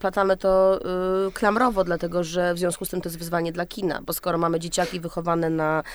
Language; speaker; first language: Polish; native; Polish